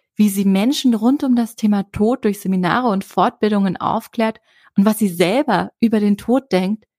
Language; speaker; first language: German; native; German